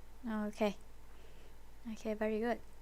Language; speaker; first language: English; non-native, fluent; Vietnamese